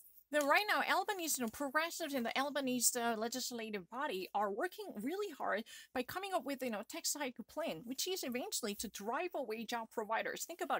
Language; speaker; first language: English; non-native, fluent; Korean